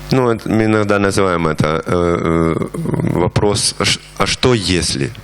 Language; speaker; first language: Russian; native; Russian